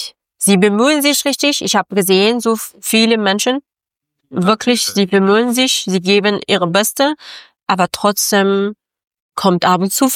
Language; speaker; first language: German; non-native, learner; Persian